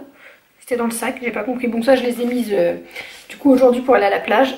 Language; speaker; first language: French; native; French